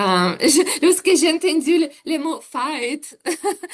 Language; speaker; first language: French; non-native, fluent; Ukrainian